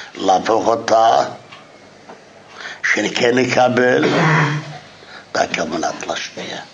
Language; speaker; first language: Hebrew; non-native, fluent; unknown